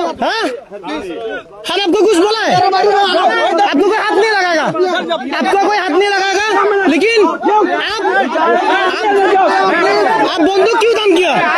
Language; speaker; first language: Hindi; non-native, learner; Bangla